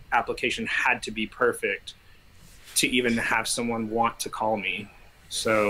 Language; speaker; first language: English; native; English